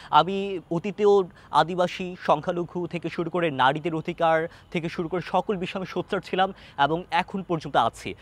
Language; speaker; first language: Bangla; non-native, local second language; Chakma